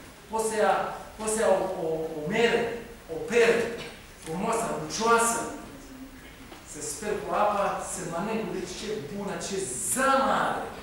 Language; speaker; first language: Romanian; non-native, learner; Hebrew